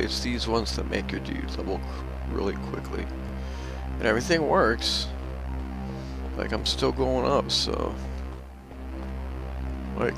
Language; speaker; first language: English; native; English